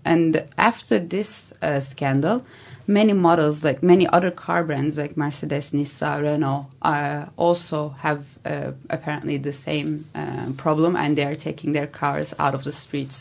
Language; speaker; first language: English; non-native, fluent; Turkish